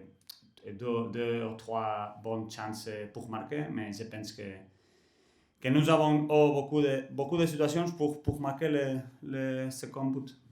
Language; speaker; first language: French; non-native, learner; Catalan